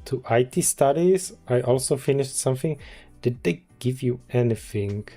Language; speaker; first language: English; non-native, fluent; Polish